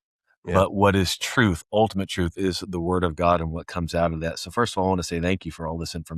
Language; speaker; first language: English; native; English